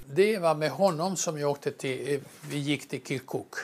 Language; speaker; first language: Swedish; non-native, fluent; Croatian